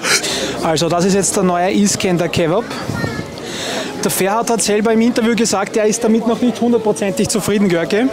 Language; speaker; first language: German; native; German